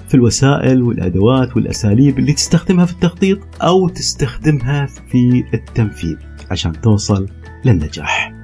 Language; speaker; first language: Arabic; native; Arabic